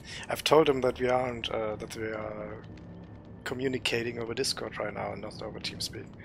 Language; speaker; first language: English; non-native, fluent; German